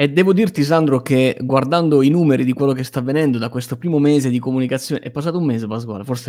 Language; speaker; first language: Italian; native; Italian